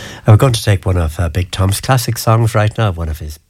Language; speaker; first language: English; native; English